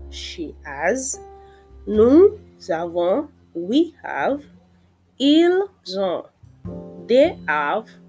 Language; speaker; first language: French; non-native, fluent; Yoruba